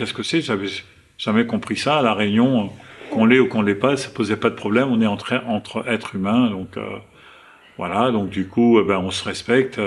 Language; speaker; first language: French; native; French